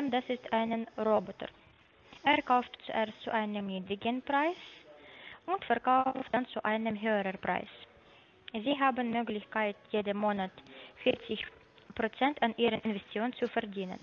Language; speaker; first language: German; non-native, learner; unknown